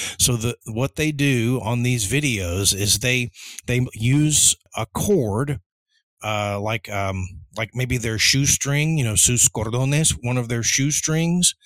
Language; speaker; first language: English; early bilingual, other home language; Spanish